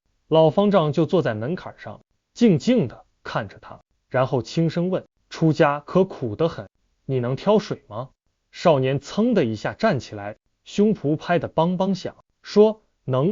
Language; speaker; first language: Chinese; native; Chinese